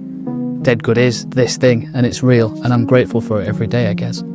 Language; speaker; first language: English; native; English